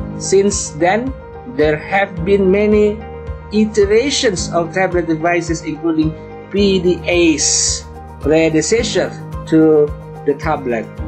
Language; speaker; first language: English; non-native, fluent; Indonesian